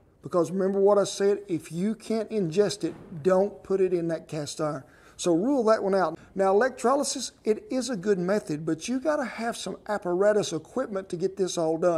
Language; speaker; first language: English; native; English